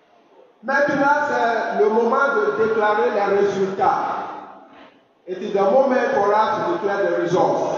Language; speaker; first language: French; non-native, fluent; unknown